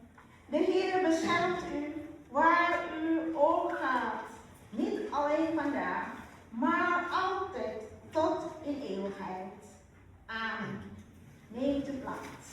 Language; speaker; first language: Dutch; early bilingual, other home language; Malay